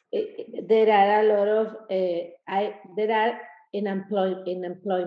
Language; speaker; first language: English; non-native, learner; Spanish